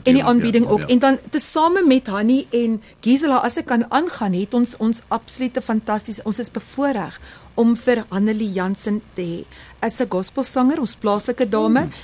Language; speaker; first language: Afrikaans; native; Afrikaans